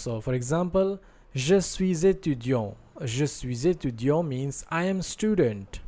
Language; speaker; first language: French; non-native, fluent; Hindi